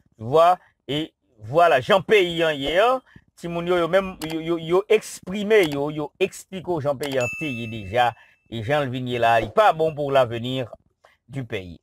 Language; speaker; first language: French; non-native, local second language; Haitian Creole